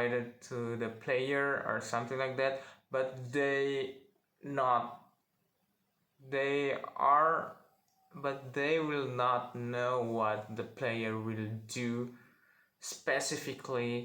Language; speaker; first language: English; non-native, learner; Indonesian